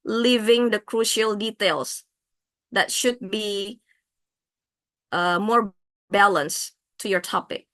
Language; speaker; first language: English; non-native, fluent; Indonesian